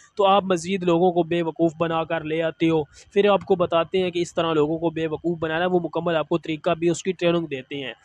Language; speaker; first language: Urdu; non-native, local second language; Punjabi